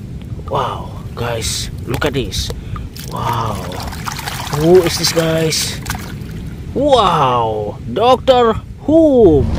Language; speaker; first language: English; non-native, learner; Indonesian